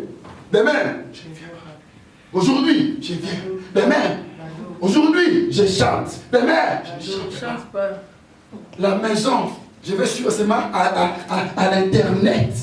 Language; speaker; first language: French; non-native, local second language; Lingala